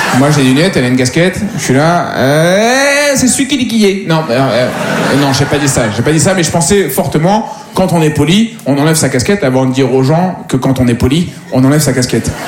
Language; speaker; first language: French; native; French